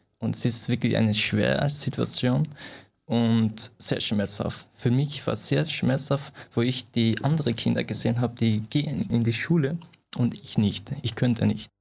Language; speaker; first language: German; non-native, fluent; Persian